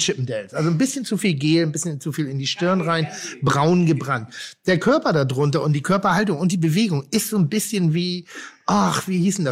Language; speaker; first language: German; native; German